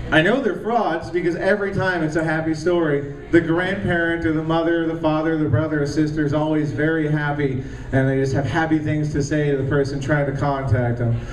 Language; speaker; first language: English; native; English